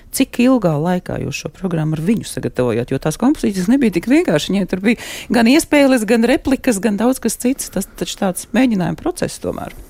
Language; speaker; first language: Latvian; native; Latvian